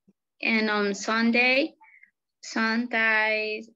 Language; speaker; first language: English; non-native, learner; Spanish